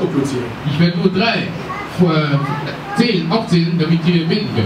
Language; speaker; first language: German; non-native, learner; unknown